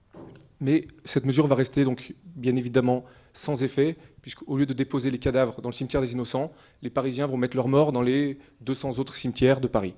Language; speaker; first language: French; native; French